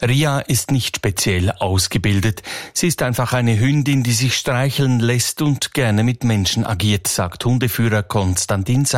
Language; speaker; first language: German; native; German